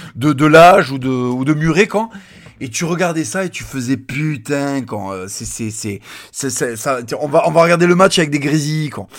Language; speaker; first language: French; native; French